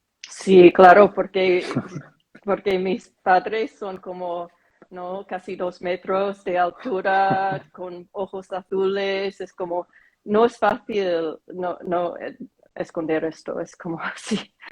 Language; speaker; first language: Spanish; non-native, fluent; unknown